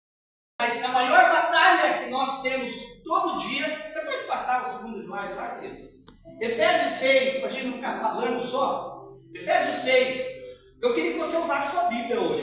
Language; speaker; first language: Portuguese; native; Portuguese